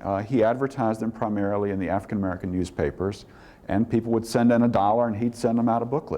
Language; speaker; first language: English; native; English